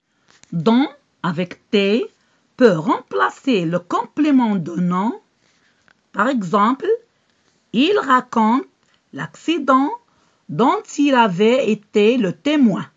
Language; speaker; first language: French; non-native, local second language; Arabic